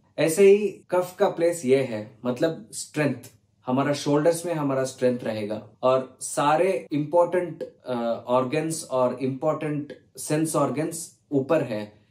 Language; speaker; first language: Hindi; non-native, learner; Tamil